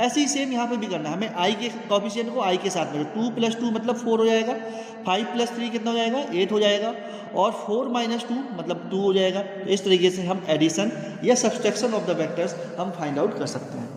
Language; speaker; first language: Hindi; native; Hindi